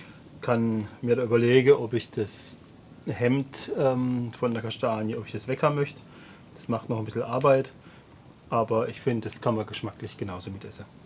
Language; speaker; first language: German; native; German